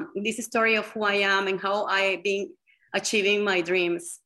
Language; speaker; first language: English; non-native, fluent; Spanish